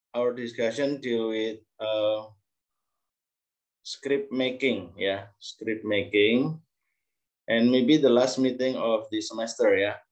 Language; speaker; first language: English; non-native, learner; Indonesian